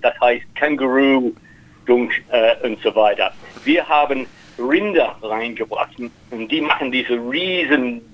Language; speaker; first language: German; non-native, learner; English